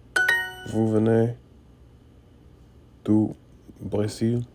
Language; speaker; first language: French; non-native, learner; English